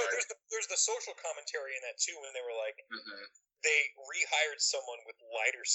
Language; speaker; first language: English; native; English